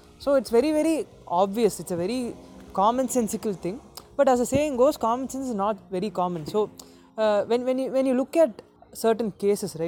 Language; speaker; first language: English; non-native, local second language; Tamil